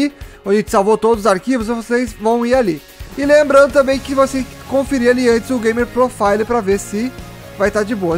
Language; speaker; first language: Portuguese; native; Portuguese